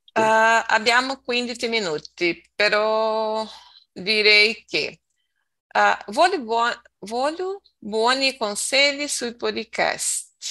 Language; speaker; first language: Italian; non-native, learner; Portuguese